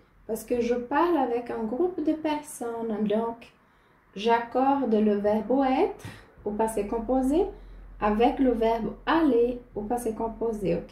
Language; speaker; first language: French; non-native, fluent; Portuguese